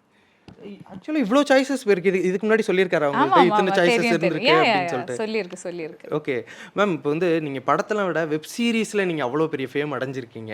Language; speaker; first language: Tamil; native; Tamil